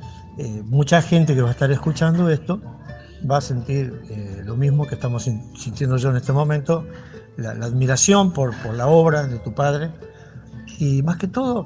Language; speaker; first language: Spanish; native; Spanish